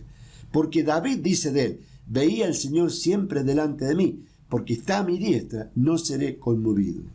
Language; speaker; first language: Spanish; native; Spanish